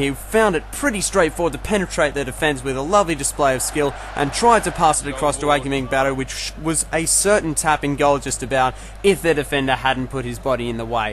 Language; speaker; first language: English; native; English